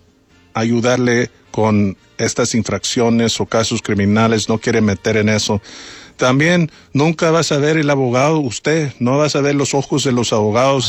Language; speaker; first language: Spanish; early bilingual, heritage; Spanish